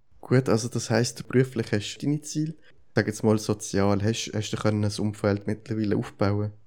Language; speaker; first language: German; native; German